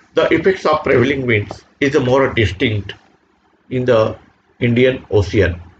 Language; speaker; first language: English; non-native, local second language; Marathi